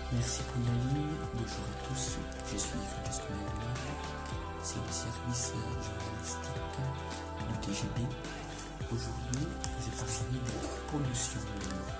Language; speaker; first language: French; non-native, learner; Italian